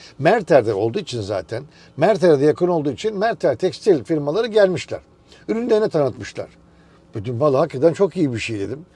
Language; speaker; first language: Turkish; native; Turkish